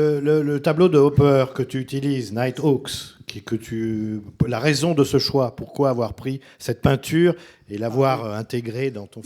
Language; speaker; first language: French; native; French